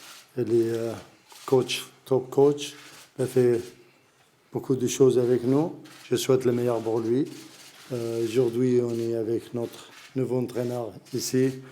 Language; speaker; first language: French; non-native, learner; Arabic